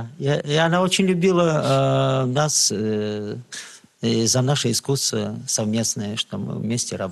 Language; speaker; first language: Russian; native; Russian